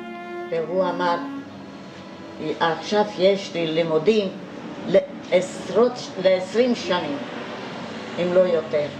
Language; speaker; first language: Hebrew; non-native, fluent; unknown